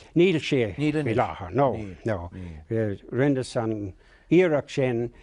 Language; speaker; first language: Irish; non-native, local second language; English